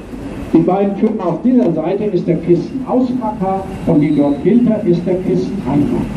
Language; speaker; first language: German; native; German